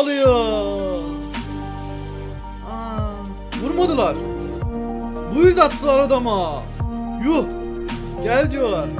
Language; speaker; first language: Turkish; native; Turkish